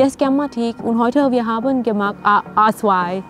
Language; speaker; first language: German; non-native, learner; Thai